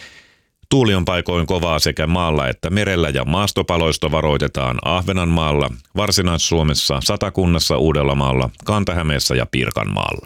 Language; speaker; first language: Finnish; native; Finnish